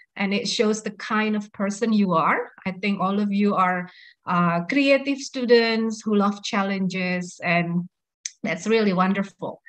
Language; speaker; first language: English; non-native, fluent; Indonesian